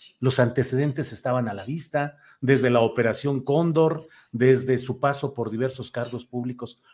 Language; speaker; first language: Spanish; native; Spanish